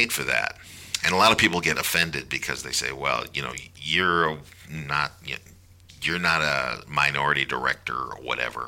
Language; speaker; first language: English; native; English